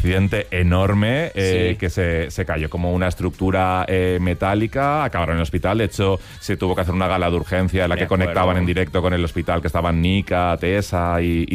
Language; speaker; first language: Spanish; native; Spanish